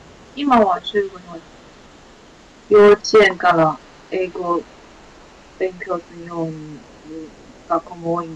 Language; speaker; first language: Japanese; non-native, fluent; Chinese